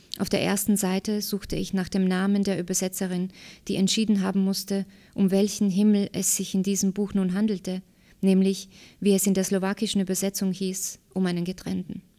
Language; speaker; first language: German; early bilingual, other home language; Slovak